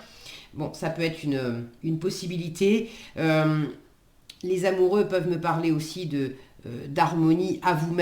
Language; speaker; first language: French; native; French